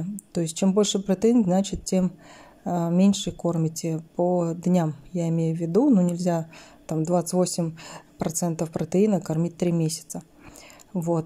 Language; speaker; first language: Russian; native; Russian